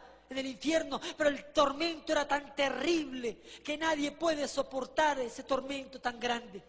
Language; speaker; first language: Spanish; native; Spanish